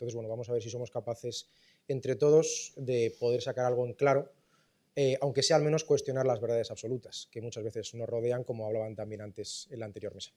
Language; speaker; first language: Spanish; native; Spanish